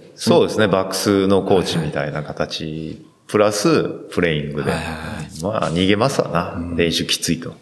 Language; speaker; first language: Japanese; native; Japanese